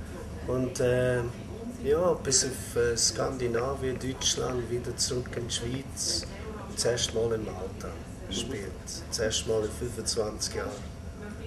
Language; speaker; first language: German; non-native, fluent; Maltese